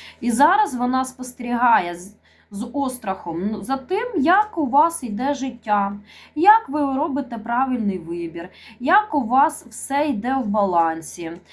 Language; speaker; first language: Ukrainian; non-native, local second language; Russian